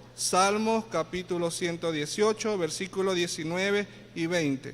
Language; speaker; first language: Spanish; native; Spanish